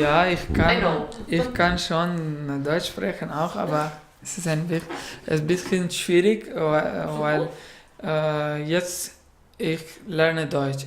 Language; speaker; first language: German; non-native, learner; Pashto